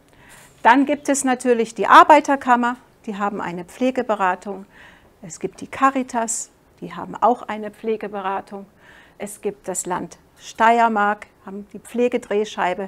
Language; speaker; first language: German; non-native, fluent; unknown